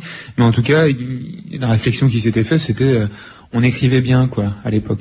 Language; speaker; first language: French; native; French